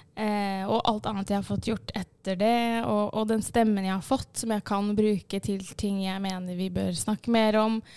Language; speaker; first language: Norwegian; early bilingual, other home language; Arabic